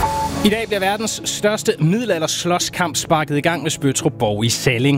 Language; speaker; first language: Danish; native; Danish